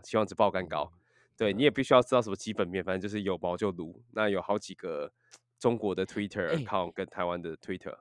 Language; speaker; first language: Chinese; native; Chinese